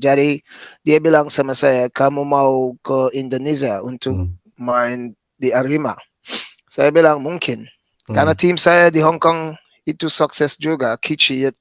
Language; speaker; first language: Indonesian; non-native, fluent; English